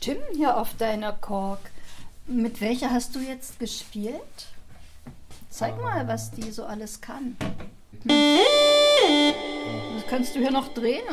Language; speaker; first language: German; native; German